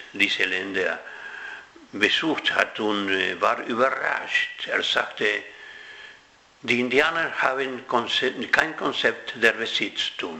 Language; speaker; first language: German; non-native, fluent; Spanish